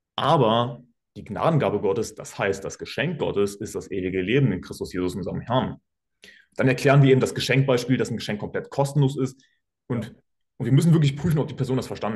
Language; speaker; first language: German; native; German